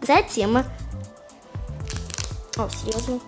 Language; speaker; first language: Russian; early bilingual, heritage; Russian